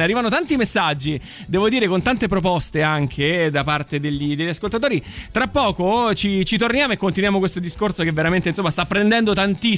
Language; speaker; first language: Italian; native; Italian